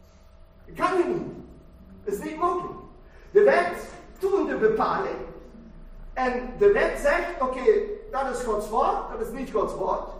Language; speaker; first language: Dutch; non-native, fluent; German